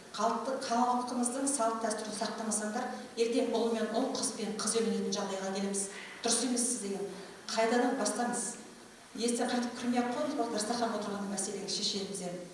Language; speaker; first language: Kazakh; native; Kazakh